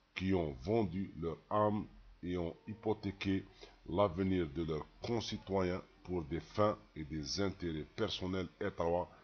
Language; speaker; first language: French; non-native, local second language; Arabic